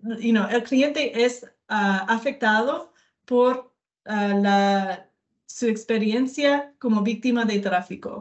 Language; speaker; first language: Spanish; non-native, learner; English